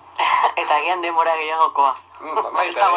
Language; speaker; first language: Basque; native; Basque